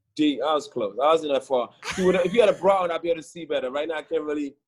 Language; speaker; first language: English; native; English